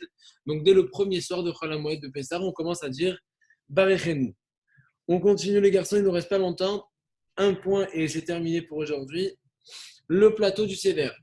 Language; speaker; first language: French; native; French